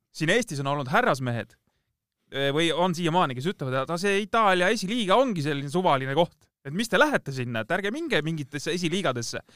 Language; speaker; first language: Estonian; native; Estonian